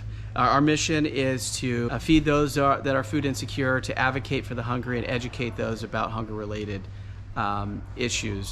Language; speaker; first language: English; native; English